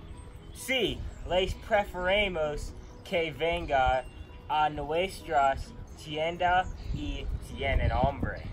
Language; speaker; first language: Spanish; non-native, learner; English